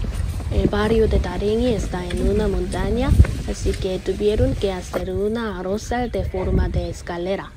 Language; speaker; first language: Spanish; non-native, learner; Korean